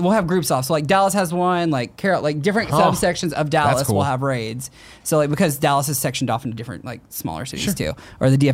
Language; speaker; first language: English; native; English